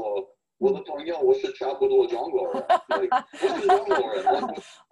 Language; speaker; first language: Chinese; non-native, fluent; English